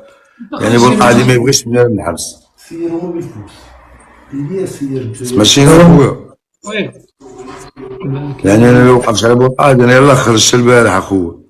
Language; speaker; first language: Arabic; native; Arabic